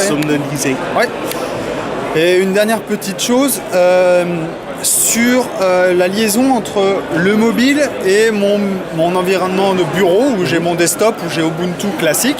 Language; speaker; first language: French; native; French